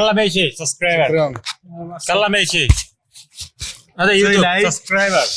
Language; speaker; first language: Arabic; non-native, learner; Bangla